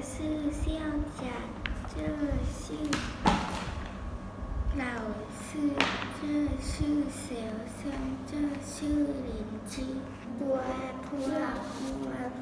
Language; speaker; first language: Chinese; non-native, learner; Thai